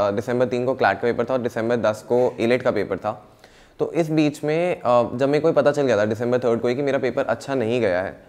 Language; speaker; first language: Hindi; native; Hindi